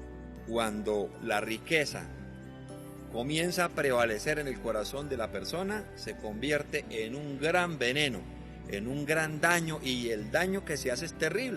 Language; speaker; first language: Spanish; native; Spanish